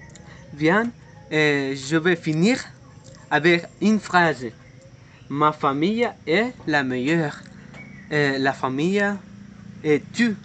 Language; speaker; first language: French; non-native, learner; Spanish